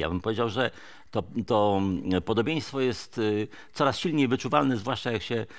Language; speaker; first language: Polish; native; Polish